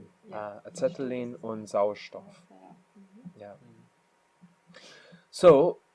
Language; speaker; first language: German; non-native, learner; English